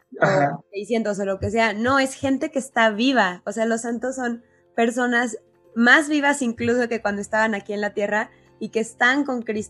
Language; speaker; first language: Spanish; native; Spanish